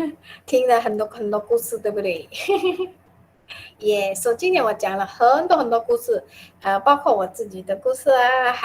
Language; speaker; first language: Chinese; non-native, local second language; Min Nan Chinese